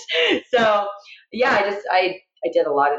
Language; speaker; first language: English; native; English